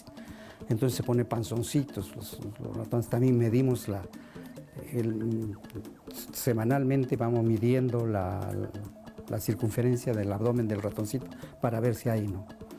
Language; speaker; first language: Spanish; native; Spanish